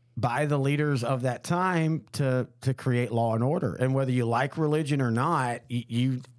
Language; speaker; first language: English; native; English